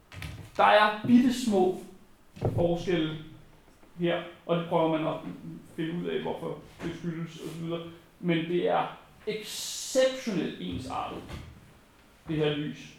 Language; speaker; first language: Danish; native; Danish